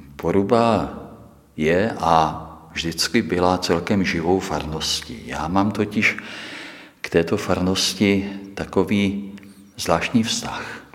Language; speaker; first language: Czech; native; Czech